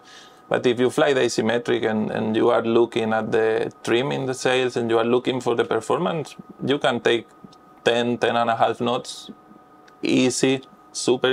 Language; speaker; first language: English; non-native, fluent; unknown